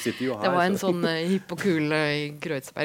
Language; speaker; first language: Norwegian; native; Norwegian